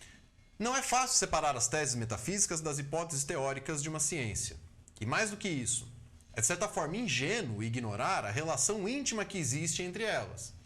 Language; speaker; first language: Portuguese; native; Portuguese